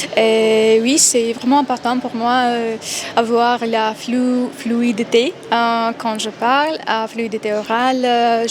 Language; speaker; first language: French; non-native, fluent; Russian